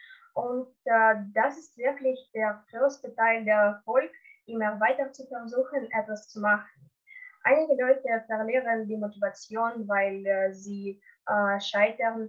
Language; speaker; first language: German; non-native, learner; Russian